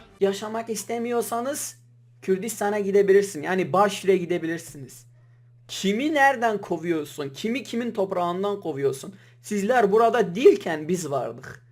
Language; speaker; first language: Turkish; non-native, local second language; Kurdish